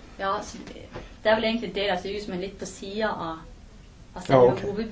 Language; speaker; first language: Norwegian; native; Norwegian